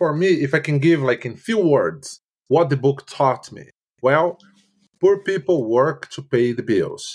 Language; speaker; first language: English; non-native, fluent; Portuguese